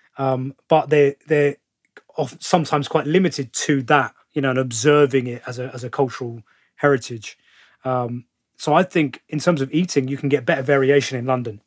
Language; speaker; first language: English; native; English